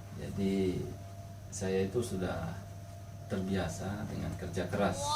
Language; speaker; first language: Indonesian; non-native, local second language; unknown